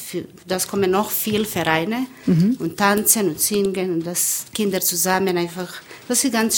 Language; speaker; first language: German; non-native, learner; Bosnian